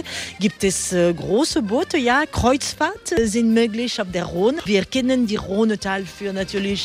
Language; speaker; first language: German; non-native, learner; French